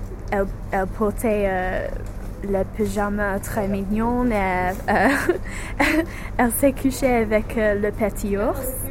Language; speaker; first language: French; non-native, learner; English